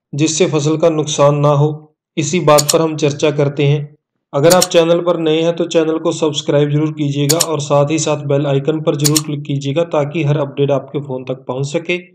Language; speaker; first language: Hindi; non-native, local second language; Punjabi